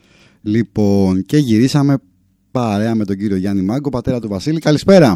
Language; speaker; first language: Greek; native; Greek